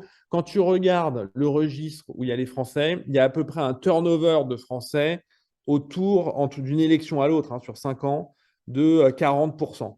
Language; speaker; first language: French; native; French